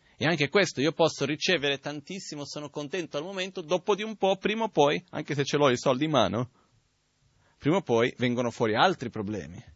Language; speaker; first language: Italian; non-native, fluent; Portuguese